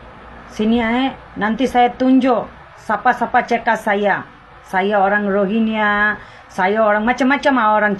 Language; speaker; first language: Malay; non-native, learner; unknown